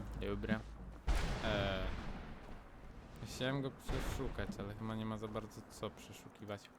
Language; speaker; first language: Polish; native; Polish